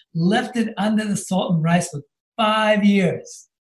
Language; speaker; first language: English; non-native, fluent; Japanese